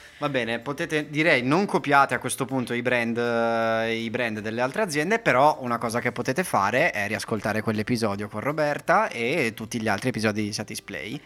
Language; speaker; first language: Italian; native; Italian